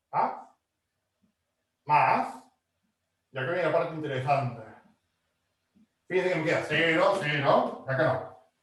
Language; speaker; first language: Spanish; native; Spanish